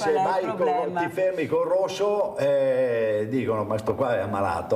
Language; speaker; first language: Italian; native; Italian